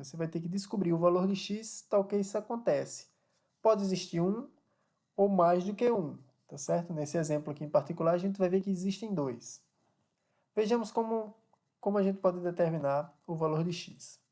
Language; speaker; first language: Portuguese; native; Portuguese